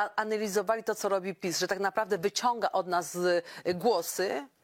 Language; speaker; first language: Polish; native; Polish